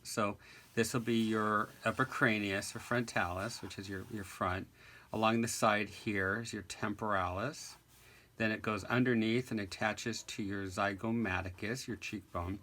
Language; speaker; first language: English; native; English